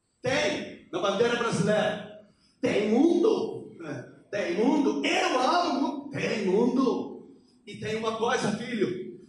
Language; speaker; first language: Portuguese; non-native, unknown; Polish